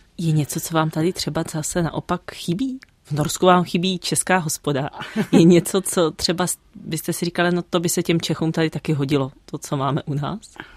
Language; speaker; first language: Czech; native; Czech